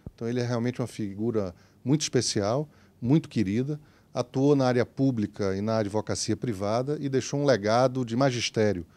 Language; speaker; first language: Portuguese; native; Portuguese